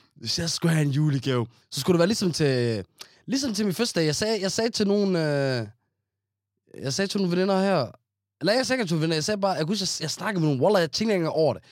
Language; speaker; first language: Danish; non-native, fluent; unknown